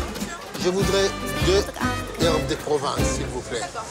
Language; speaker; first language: French; non-native, learner; Hebrew